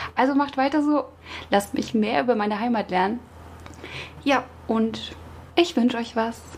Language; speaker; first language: German; native; German